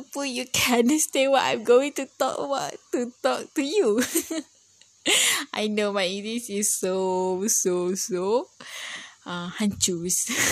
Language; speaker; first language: English; non-native, learner; Malay